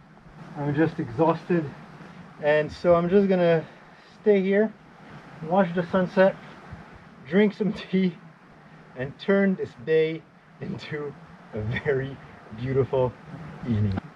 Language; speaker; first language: English; non-native, local second language; French